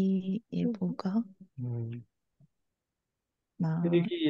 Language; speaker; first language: Korean; non-native, learner; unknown